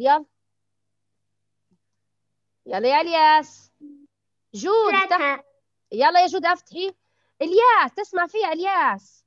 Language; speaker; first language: Arabic; native; Arabic